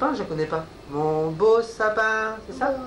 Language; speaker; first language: French; native; French